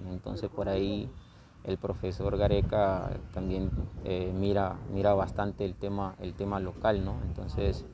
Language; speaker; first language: Spanish; native; Spanish